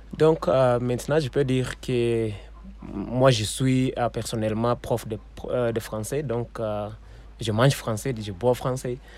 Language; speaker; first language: French; non-native, fluent; Swahili